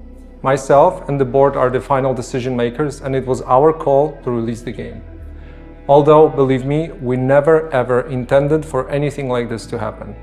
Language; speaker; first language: English; non-native, fluent; Polish